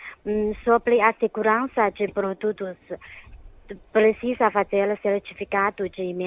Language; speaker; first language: Portuguese; non-native, fluent; Chinese